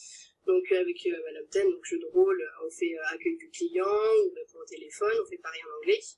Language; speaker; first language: French; native; French